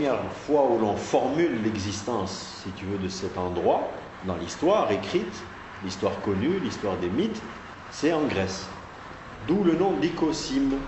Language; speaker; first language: French; non-native, local second language; Arabic